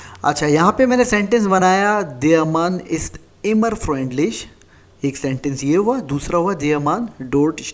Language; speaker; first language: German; non-native, fluent; Hindi